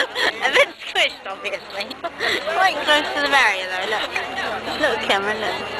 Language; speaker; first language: English; native; English